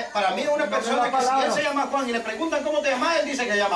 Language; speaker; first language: Spanish; native; Spanish